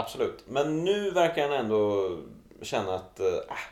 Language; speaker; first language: Swedish; native; Swedish